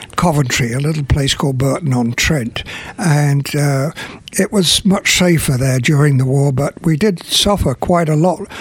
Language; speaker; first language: English; native; English